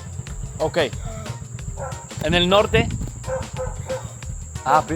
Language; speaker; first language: Spanish; non-native, learner; French